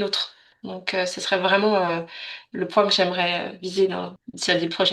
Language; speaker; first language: French; native; French